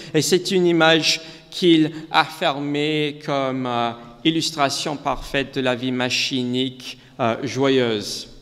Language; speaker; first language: French; non-native, learner; English